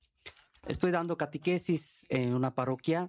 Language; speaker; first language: Spanish; non-native, learner; Bangla